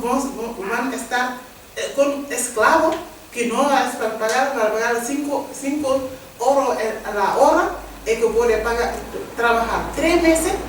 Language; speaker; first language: Spanish; non-native, learner; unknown